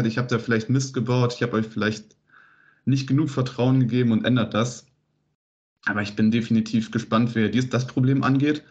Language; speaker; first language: German; native; German